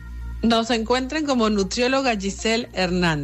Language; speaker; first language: Spanish; native; Spanish